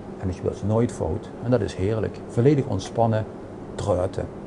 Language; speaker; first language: Dutch; native; Dutch